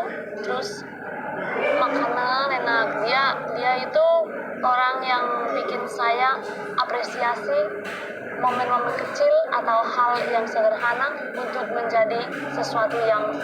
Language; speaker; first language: Indonesian; non-native, fluent; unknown